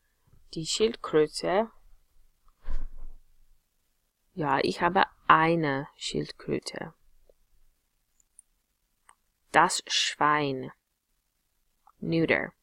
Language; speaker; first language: German; non-native, fluent; English